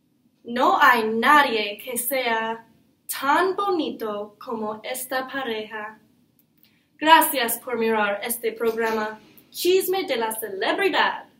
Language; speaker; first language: Spanish; non-native, learner; English